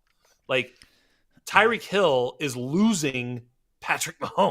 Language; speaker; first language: English; native; English